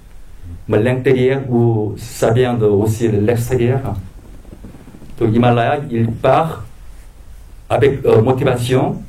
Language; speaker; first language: French; non-native, fluent; Korean